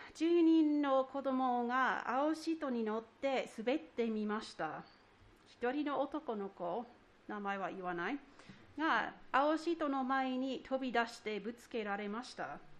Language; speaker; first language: Japanese; non-native, fluent; English